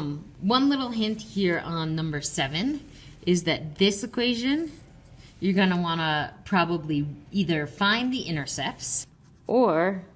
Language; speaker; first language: English; native; English